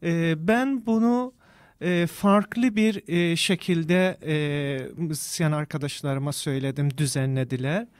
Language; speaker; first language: Turkish; non-native, fluent; Persian